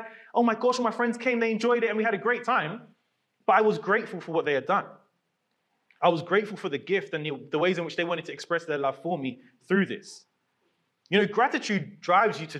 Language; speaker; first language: English; native; English